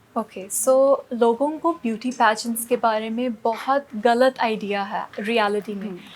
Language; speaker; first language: Hindi; non-native, local second language; Punjabi